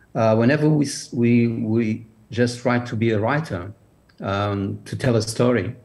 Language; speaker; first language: English; non-native, fluent; Portuguese